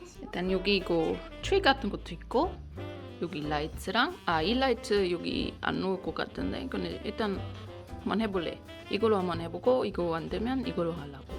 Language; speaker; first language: Korean; early bilingual, heritage; German